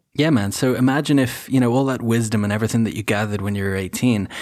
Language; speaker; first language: English; native; English